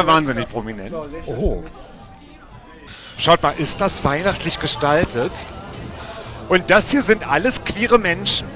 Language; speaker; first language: German; native; German